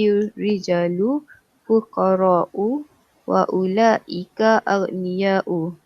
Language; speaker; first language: Arabic; non-native, learner; Malay